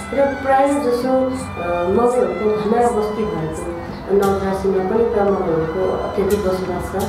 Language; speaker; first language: Nepali; non-native, local second language; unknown